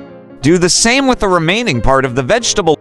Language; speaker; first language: English; non-native, local second language; Filipino